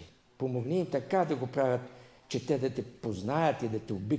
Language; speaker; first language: Bulgarian; native; Bulgarian